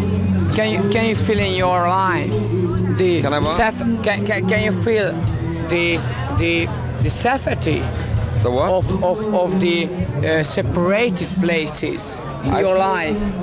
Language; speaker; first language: English; non-native, learner; Hungarian